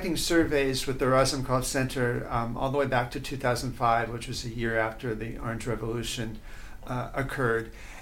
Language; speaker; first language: English; native; English